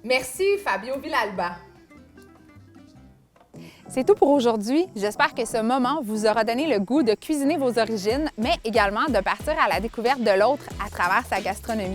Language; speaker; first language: French; native; French